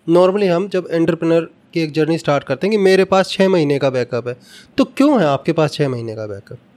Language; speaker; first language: Hindi; native; Hindi